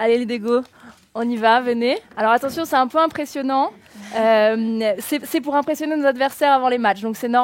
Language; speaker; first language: French; native; French